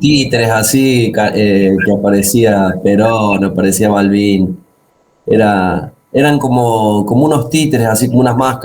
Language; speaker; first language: Spanish; native; Spanish